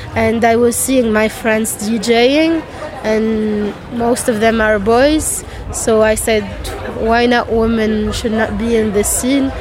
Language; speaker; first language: English; non-native, fluent; Arabic